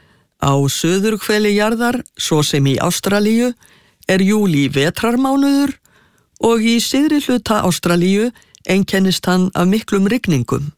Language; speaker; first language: Icelandic; native; Icelandic